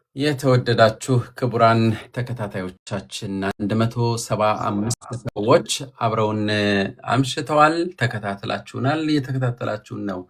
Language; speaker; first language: Amharic; native; Amharic